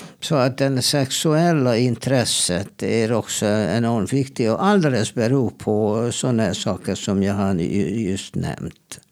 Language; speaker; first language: Swedish; non-native, fluent; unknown